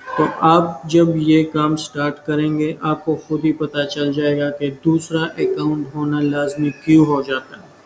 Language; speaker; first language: Urdu; non-native, local second language; Pashto